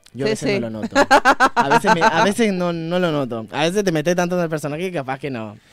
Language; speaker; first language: Spanish; native; Spanish